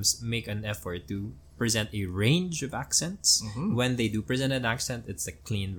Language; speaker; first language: English; non-native, local second language; Filipino